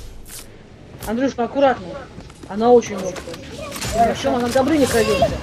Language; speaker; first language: Russian; native; Russian